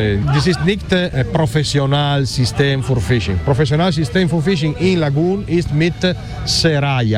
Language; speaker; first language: German; non-native, learner; Italian